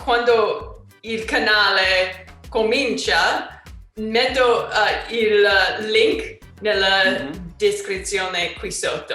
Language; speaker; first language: Italian; non-native, learner; English